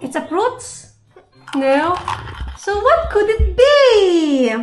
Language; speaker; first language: English; non-native, local second language; Filipino